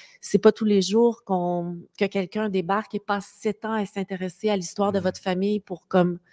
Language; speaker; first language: French; native; French